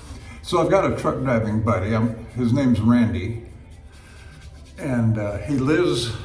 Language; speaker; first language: English; native; English